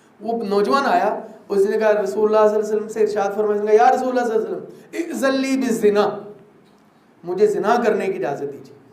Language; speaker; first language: Urdu; non-native, local second language; Punjabi